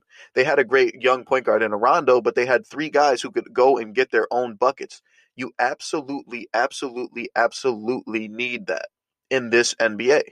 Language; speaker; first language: English; native; English